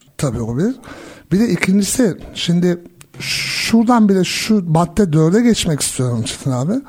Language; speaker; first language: Turkish; early bilingual, heritage; Turkish